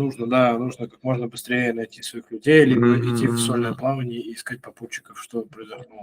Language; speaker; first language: Russian; native; Russian